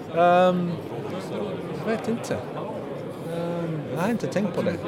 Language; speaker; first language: Swedish; non-native, learner; English